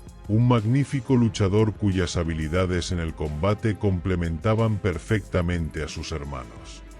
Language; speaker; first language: Spanish; native; Spanish